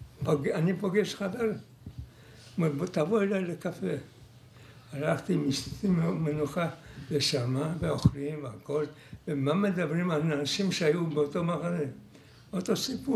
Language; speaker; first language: Hebrew; non-native, fluent; Polish